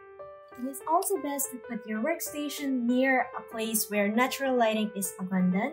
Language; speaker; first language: English; non-native, local second language; Filipino